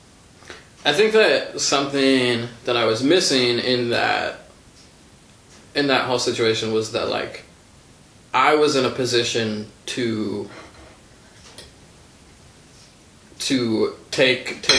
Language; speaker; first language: English; native; English